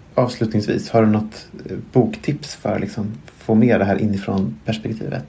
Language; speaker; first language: Swedish; native; Swedish